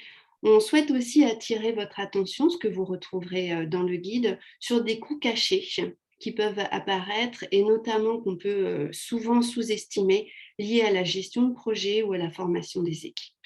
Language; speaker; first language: French; native; French